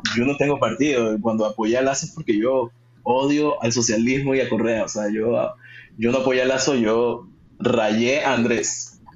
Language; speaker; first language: Spanish; early bilingual, heritage; Spanish